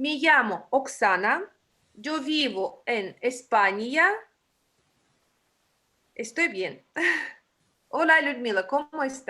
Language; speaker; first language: Spanish; non-native, fluent; Russian